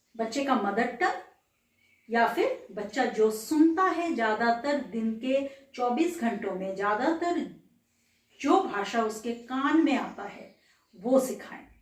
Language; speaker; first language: Hindi; non-native, local second language; Bangla